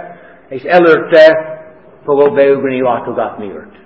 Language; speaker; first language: Hungarian; non-native, fluent; English